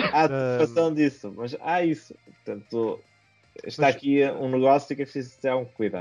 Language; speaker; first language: Portuguese; native; Portuguese